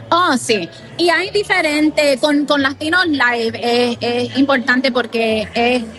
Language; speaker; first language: Spanish; early bilingual, heritage; English